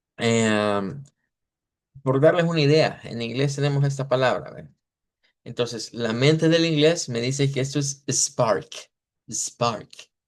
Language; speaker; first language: Spanish; native; Spanish